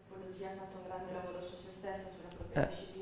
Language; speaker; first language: Italian; native; Italian